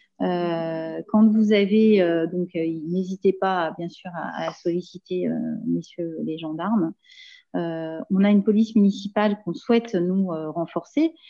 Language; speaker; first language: French; native; French